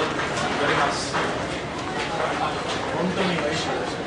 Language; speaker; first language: Japanese; non-native, learner; English